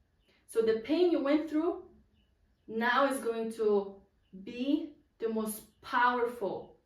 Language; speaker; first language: English; non-native, fluent; Polish